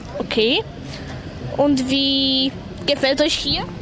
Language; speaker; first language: German; non-native, learner; Polish